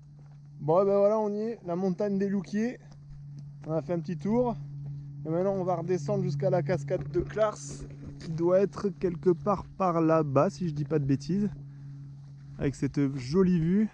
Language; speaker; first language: French; native; French